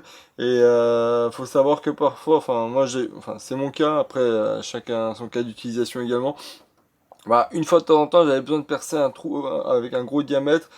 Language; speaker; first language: French; native; French